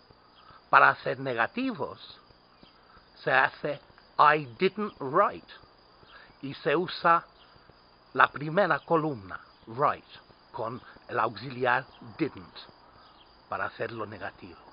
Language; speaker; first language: Spanish; non-native, fluent; English